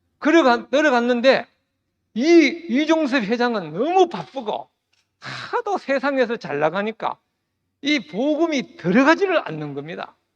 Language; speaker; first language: Korean; native; Korean